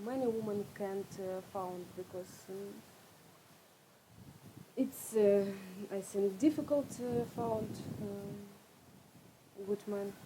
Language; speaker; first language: English; non-native, learner; Russian